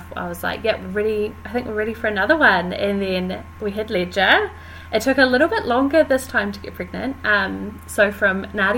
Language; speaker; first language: English; native; English